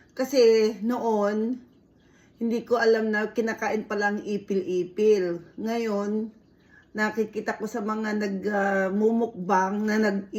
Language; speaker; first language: Filipino; non-native, local second language; Iloko